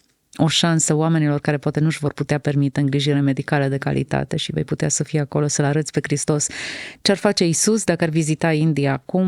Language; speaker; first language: Romanian; native; Romanian